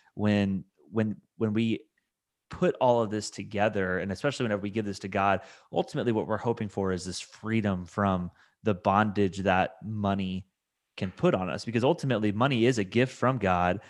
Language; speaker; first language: English; native; English